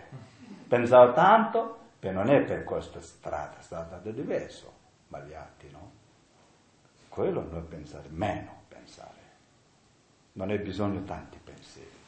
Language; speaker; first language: Italian; non-native, learner; Tibetan